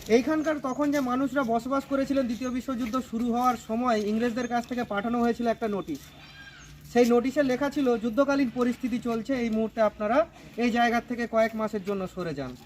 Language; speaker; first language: Bangla; native; Bangla